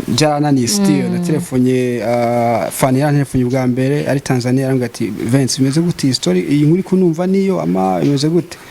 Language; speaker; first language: Rundi; early bilingual, heritage; Rundi